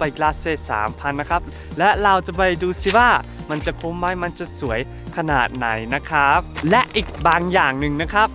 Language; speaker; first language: Thai; early bilingual, heritage; Thai